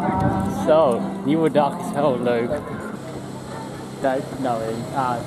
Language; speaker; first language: Dutch; non-native, local second language; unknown